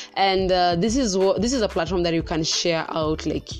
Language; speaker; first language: English; non-native, local second language; Kikuyu